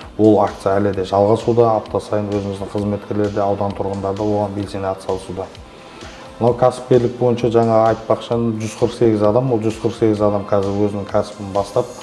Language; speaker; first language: Kazakh; native; Kazakh